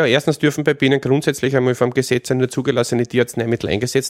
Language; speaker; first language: German; native; German